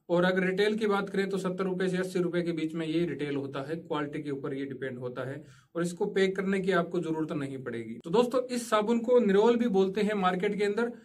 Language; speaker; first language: Hindi; native; Hindi